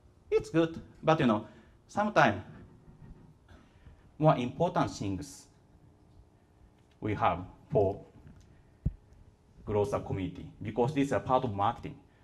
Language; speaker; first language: English; non-native, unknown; Japanese